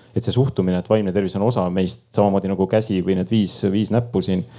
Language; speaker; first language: Estonian; native; Estonian